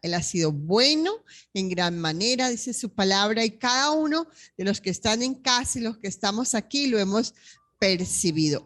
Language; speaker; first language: Spanish; native; Spanish